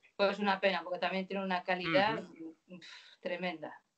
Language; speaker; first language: Spanish; native; Spanish